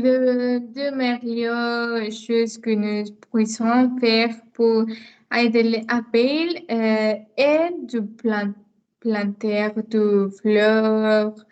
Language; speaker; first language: French; non-native, learner; Spanish